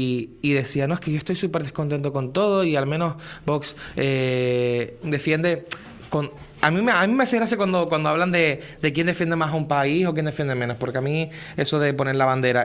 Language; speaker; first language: Spanish; native; Spanish